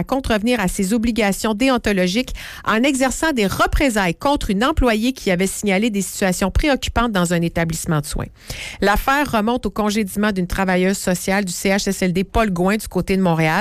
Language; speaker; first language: French; native; French